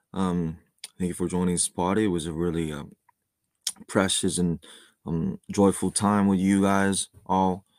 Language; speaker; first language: English; non-native, fluent; Korean